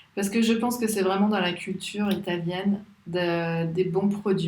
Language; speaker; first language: French; native; French